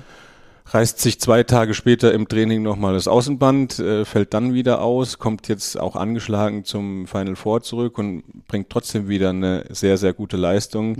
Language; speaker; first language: German; native; German